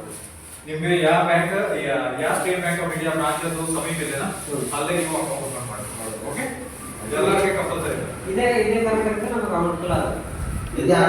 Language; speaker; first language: Kannada; non-native, local second language; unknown